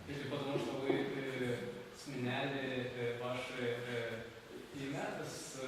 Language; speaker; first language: Russian; non-native, fluent; Lithuanian